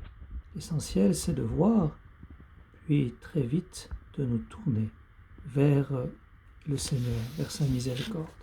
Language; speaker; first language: French; native; French